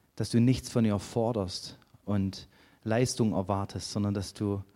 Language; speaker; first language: German; native; German